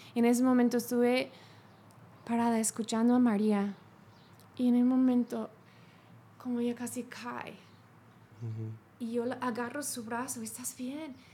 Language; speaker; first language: Spanish; non-native, fluent; English